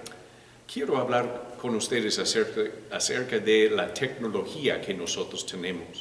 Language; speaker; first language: Spanish; non-native, learner; English